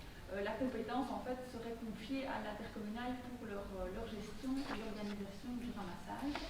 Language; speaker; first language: French; native; French